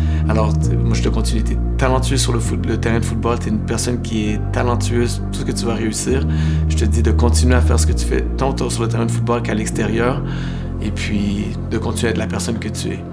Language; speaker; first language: French; native; French